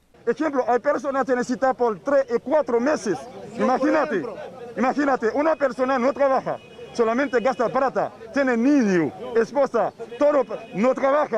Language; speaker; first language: Spanish; non-native, learner; Haitian Creole